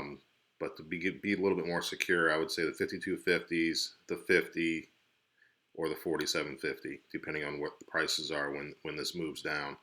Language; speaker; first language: English; native; English